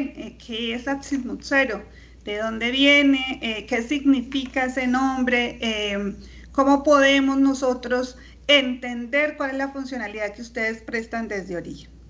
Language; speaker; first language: Spanish; native; Spanish